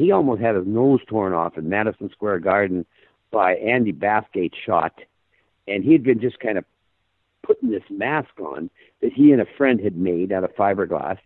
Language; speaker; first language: English; native; English